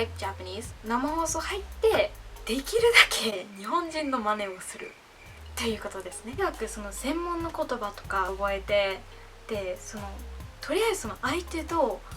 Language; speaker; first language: Japanese; non-native, fluent; English